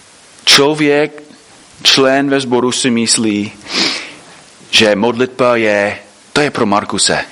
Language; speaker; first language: Czech; non-native, fluent; English